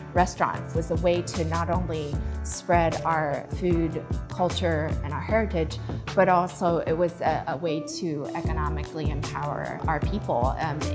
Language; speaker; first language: English; early bilingual, other home language; Chinese